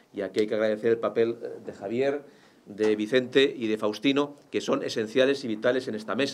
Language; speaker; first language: Spanish; native; Spanish